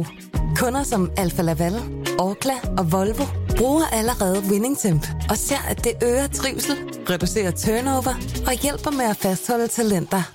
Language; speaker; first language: Danish; native; Danish